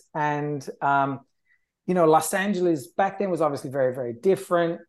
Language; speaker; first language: English; native; English